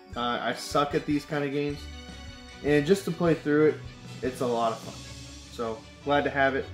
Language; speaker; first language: English; native; English